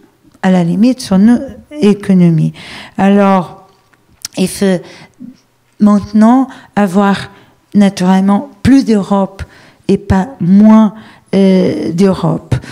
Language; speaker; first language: French; non-native, fluent; Portuguese